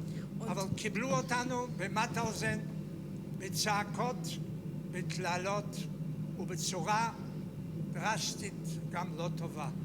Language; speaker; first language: Hebrew; non-native, fluent; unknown